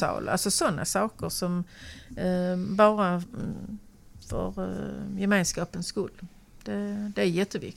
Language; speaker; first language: Swedish; native; Swedish